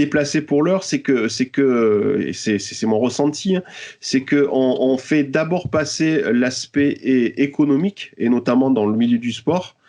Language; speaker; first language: French; native; French